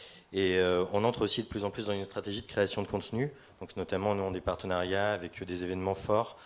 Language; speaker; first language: French; native; French